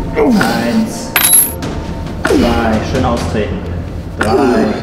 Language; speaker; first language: German; native; German